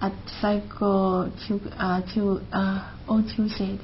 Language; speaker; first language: Japanese; non-native, learner; Chinese